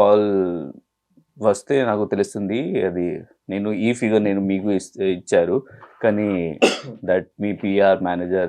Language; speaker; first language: Telugu; non-native, learner; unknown